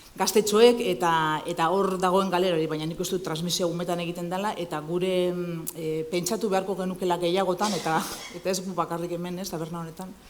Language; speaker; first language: Basque; native; Basque